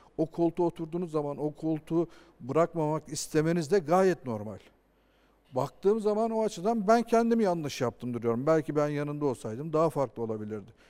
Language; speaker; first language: Turkish; native; Turkish